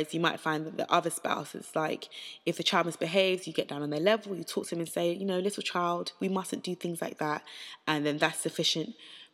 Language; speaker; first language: English; native; English